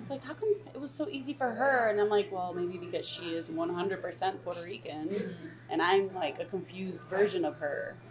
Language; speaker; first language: English; early bilingual, other home language; Spanish